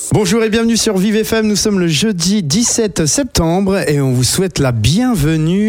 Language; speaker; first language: French; native; French